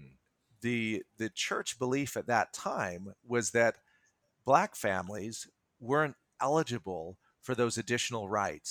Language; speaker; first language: English; native; English